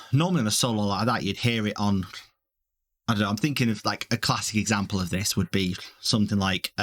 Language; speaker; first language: English; native; English